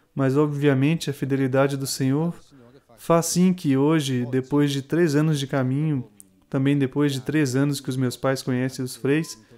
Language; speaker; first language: Portuguese; non-native, fluent; Italian